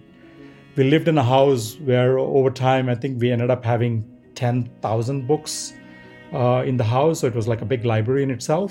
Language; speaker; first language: English; non-native, local second language; Telugu